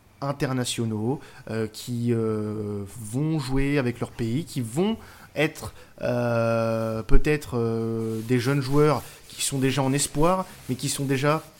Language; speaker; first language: French; native; French